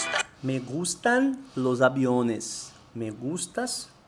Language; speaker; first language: Spanish; non-native, fluent; Portuguese